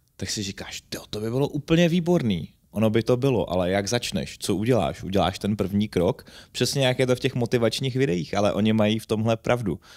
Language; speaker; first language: Czech; native; Czech